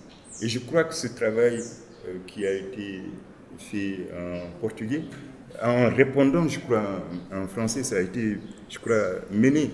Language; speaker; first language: French; non-native, local second language; Wolof